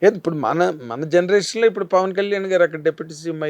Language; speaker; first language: Telugu; native; Telugu